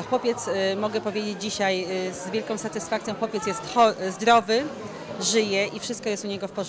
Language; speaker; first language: Polish; native; Polish